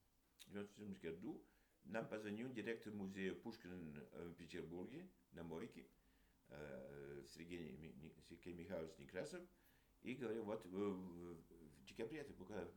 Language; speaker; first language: Russian; early bilingual, heritage; Russian